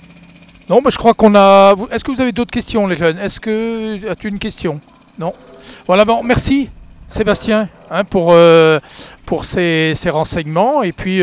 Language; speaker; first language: French; native; French